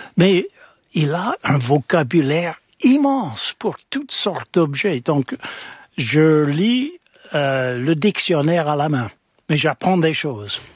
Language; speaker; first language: French; non-native, fluent; English